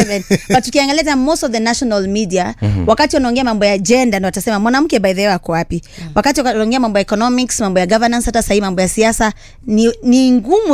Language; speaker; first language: Swahili; native; Swahili